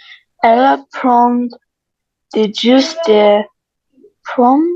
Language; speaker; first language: French; non-native, learner; English